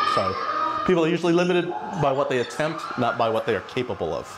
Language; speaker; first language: English; native; English